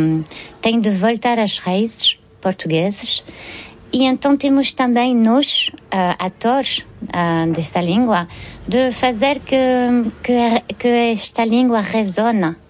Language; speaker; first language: Portuguese; non-native, fluent; French